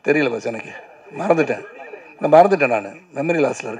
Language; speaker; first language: Tamil; native; Tamil